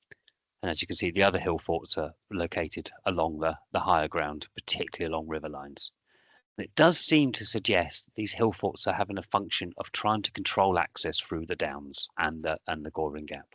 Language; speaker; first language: English; native; English